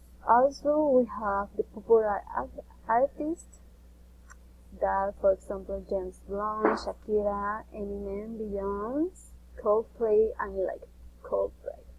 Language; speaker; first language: English; non-native, learner; Spanish